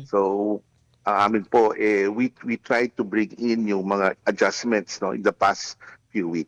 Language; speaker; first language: Filipino; native; Filipino